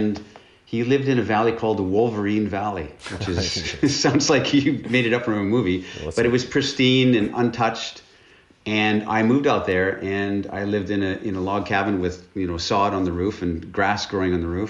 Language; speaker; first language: English; native; English